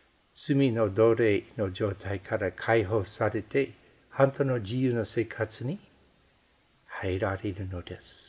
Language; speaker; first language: Japanese; non-native, fluent; English